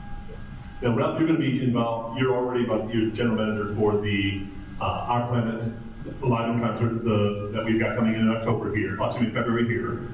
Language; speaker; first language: English; native; English